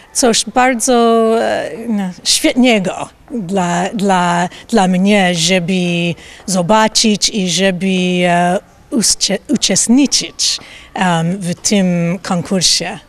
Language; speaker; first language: Polish; non-native, learner; English